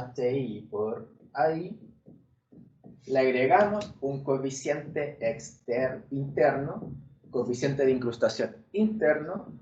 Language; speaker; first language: Spanish; native; Spanish